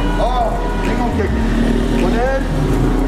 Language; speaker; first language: Spanish; non-native, learner; English